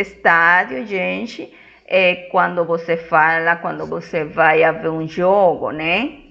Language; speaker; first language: Portuguese; non-native, fluent; Spanish